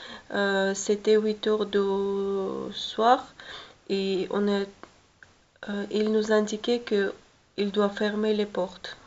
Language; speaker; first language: French; non-native, learner; Russian